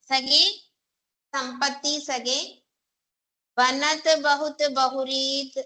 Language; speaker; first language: Hindi; non-native, local second language; Telugu